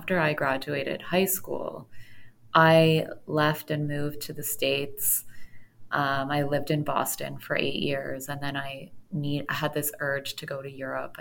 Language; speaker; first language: English; native; English